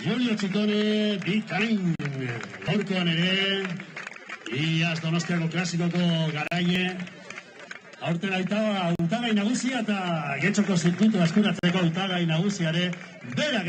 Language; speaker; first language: Basque; native; Basque